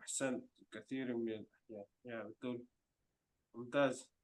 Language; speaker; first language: Arabic; non-native, fluent; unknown